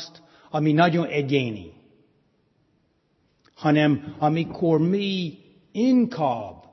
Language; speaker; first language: Hungarian; non-native, fluent; English